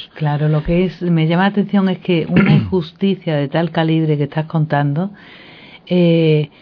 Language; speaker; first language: Spanish; non-native, fluent; Polish